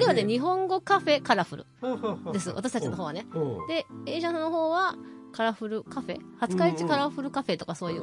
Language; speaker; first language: Japanese; native; Japanese